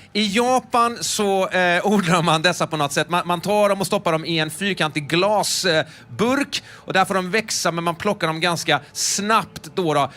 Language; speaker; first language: Swedish; native; Swedish